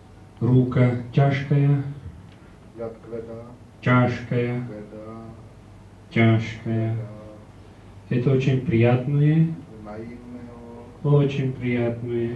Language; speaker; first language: Russian; non-native, learner; Czech